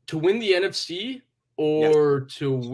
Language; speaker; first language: English; native; English